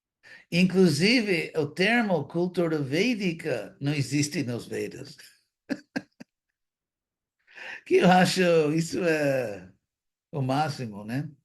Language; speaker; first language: Portuguese; non-native, fluent; English